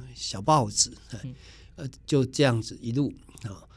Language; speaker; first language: Chinese; non-native, local second language; Min Nan Chinese